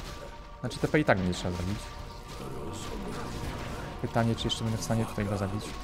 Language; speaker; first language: Polish; native; Polish